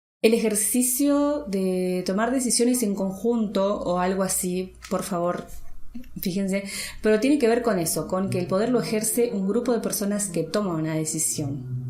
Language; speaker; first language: Spanish; native; Spanish